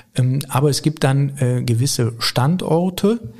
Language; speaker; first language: German; native; German